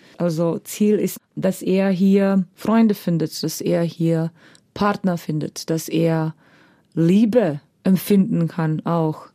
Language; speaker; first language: German; native; German